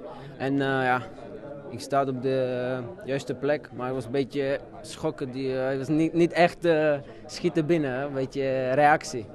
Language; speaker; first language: Dutch; non-native, learner; Czech